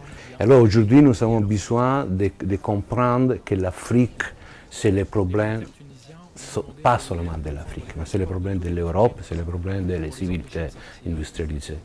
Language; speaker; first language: French; non-native, learner; Italian